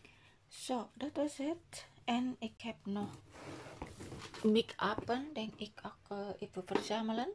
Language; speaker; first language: Dutch; non-native, learner; Indonesian